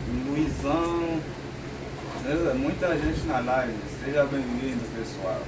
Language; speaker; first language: Portuguese; non-native, learner; Haitian Creole